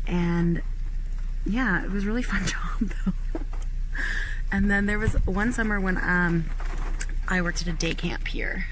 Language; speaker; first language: English; native; English